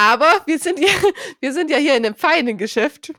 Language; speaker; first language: German; native; German